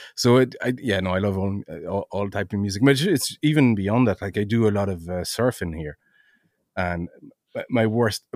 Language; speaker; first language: English; non-native, fluent; French